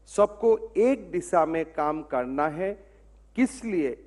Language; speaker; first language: Hindi; non-native, local second language; Assamese